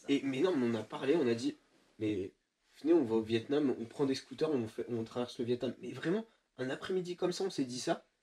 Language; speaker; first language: French; native; French